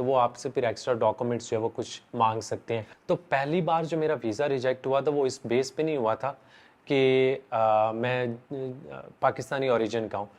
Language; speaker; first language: Urdu; native; Urdu